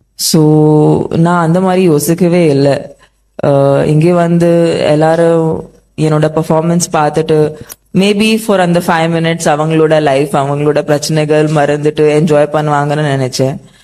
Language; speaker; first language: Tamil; non-native, fluent; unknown